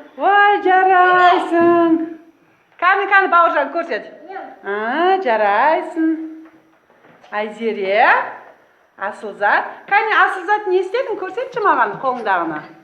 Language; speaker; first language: Kazakh; native; Kazakh